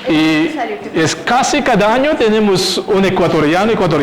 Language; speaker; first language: Spanish; non-native, fluent; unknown